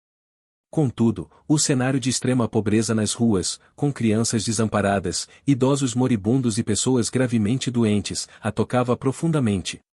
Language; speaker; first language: Portuguese; native; Portuguese